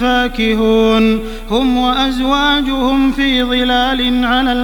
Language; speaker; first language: Arabic; native; Arabic